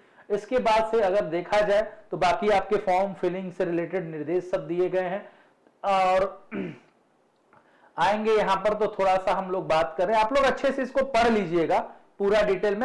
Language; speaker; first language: Hindi; native; Hindi